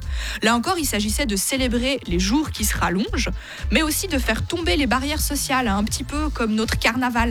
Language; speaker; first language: French; native; French